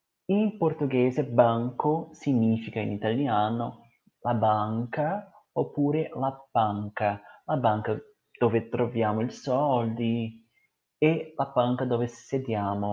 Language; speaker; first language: Italian; non-native, learner; Portuguese